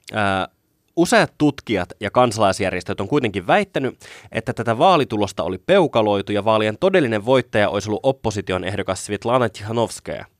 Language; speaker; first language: Finnish; native; Finnish